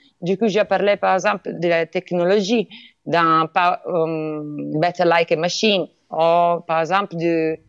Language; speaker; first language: French; non-native, learner; Italian